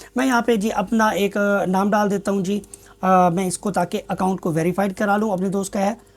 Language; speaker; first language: Urdu; non-native, local second language; Punjabi